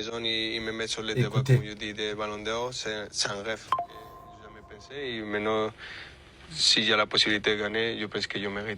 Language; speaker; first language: French; non-native, fluent; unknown